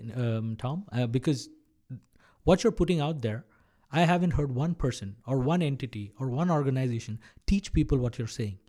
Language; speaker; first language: English; non-native, local second language; Malayalam